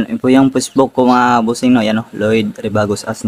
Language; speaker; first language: Filipino; native; Filipino